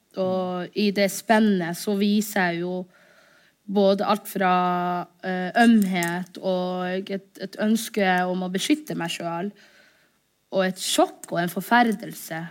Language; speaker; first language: Norwegian; early bilingual, other home language; Somali